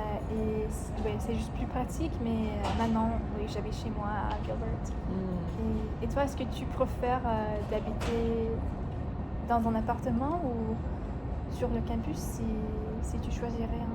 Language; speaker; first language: French; non-native, learner; English